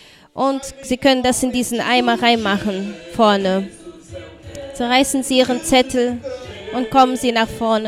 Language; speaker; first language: German; non-native, fluent; Portuguese